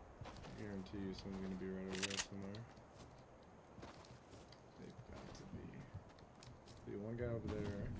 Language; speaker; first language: English; native; English